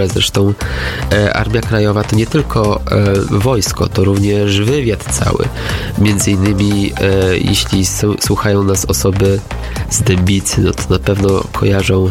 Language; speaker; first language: Polish; native; Polish